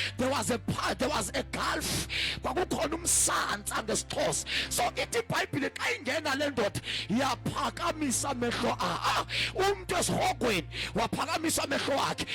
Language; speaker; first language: Zulu; non-native, local second language; Xhosa